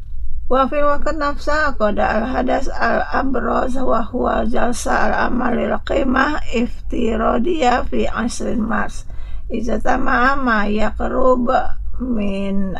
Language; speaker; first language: Arabic; non-native, fluent; Indonesian